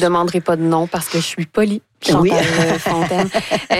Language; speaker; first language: French; native; French